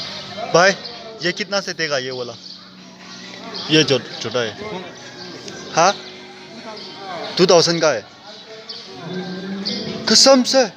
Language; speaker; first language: Hindi; non-native, local second language; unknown